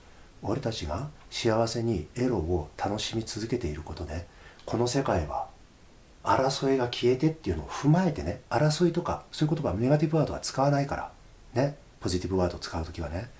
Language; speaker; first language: Japanese; native; Japanese